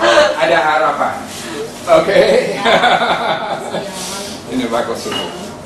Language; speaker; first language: Indonesian; non-native, fluent; Malay